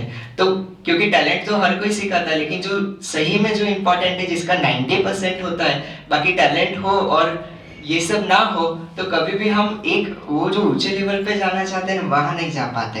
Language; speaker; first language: Hindi; native; Hindi